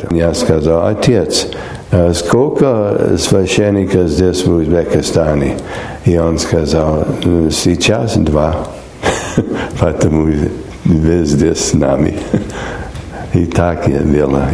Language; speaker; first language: Russian; non-native, learner; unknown